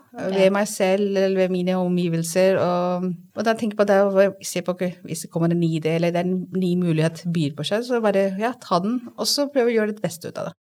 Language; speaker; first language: Norwegian; non-native, fluent; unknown